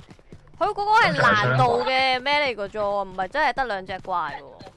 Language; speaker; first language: Chinese; native; Chinese